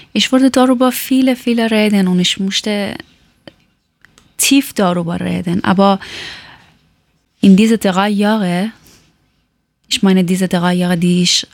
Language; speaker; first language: German; non-native, learner; Persian